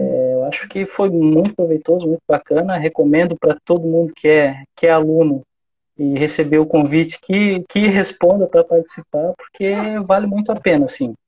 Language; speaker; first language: Portuguese; native; Portuguese